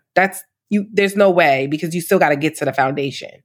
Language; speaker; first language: English; native; English